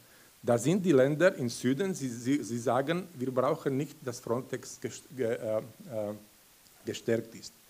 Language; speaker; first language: German; non-native, fluent; Slovak